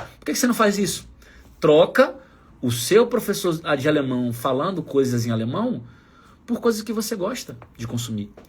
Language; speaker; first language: Portuguese; native; Portuguese